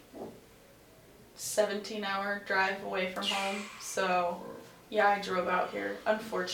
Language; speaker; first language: English; native; English